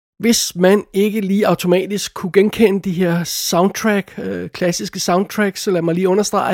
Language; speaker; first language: Danish; native; Danish